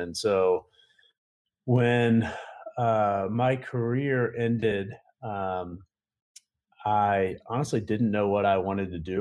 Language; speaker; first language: English; native; English